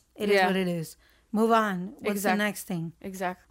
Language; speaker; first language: English; early bilingual, other home language; Arabic